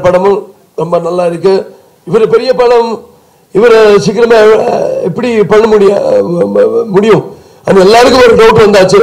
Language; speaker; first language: Tamil; non-native, local second language; Telugu